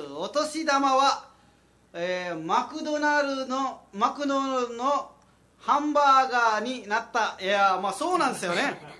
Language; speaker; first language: Japanese; non-native, fluent; Nepali